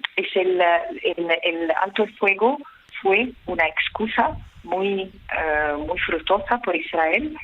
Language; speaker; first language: Spanish; non-native, fluent; Italian